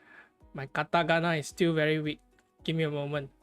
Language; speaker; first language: English; non-native, fluent; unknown